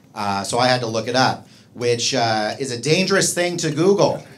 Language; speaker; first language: English; native; English